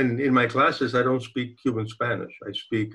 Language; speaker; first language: English; non-native, fluent; Spanish